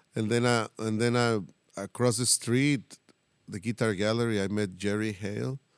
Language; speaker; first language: English; non-native, fluent; Spanish